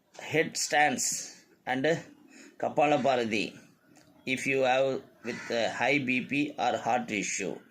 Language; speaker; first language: English; non-native, local second language; Tamil